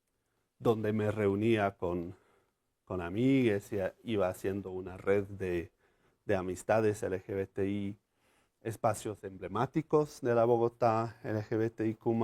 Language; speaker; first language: Spanish; non-native, fluent; English